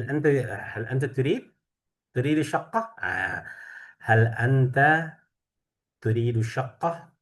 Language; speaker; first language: Arabic; non-native, fluent; Indonesian